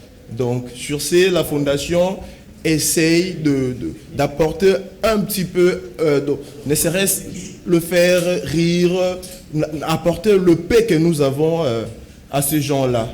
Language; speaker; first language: French; non-native, local second language; Lingala